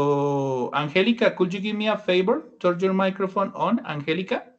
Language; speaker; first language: English; non-native, fluent; Spanish